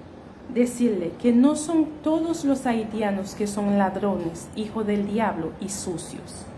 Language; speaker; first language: Spanish; non-native, fluent; Haitian Creole